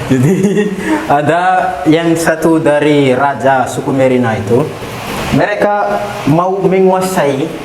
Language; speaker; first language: Indonesian; non-native, fluent; Malagasy